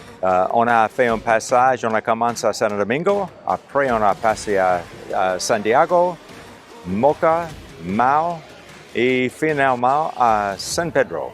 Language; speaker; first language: French; non-native, local second language; Haitian Creole